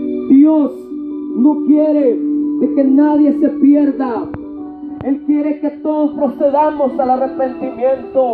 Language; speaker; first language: Spanish; native; Spanish